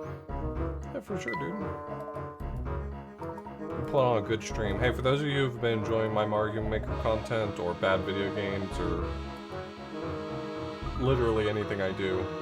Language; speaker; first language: English; native; English